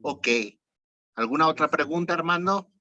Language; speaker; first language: Spanish; native; Spanish